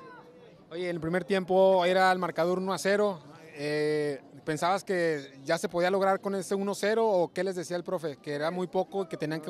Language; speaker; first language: Spanish; native; Spanish